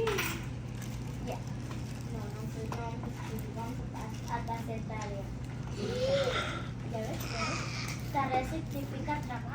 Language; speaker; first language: Spanish; early bilingual, heritage; Spanish